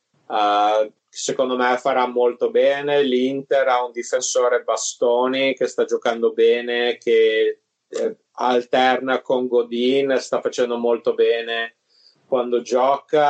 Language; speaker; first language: Italian; early bilingual, other home language; English